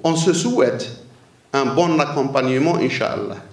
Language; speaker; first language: French; non-native, local second language; Arabic